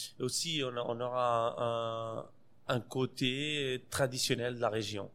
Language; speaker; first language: French; non-native, fluent; Portuguese